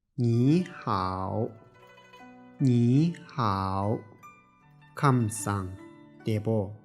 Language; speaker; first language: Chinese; non-native, fluent; Tibetan